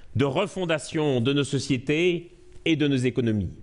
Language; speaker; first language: French; native; French